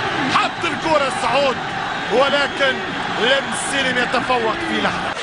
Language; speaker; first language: Arabic; native; Arabic